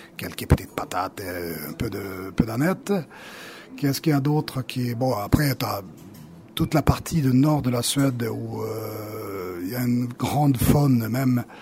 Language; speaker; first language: French; non-native, fluent; Swedish